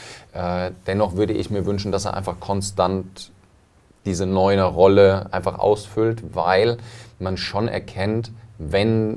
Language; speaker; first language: German; native; German